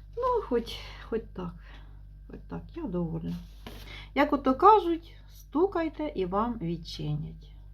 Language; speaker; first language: Ukrainian; native; Ukrainian